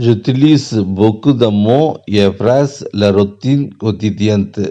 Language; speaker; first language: French; non-native, learner; Tamil